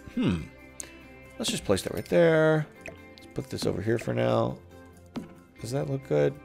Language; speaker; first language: English; native; English